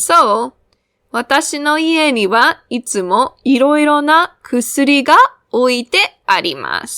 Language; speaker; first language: Japanese; non-native, fluent; English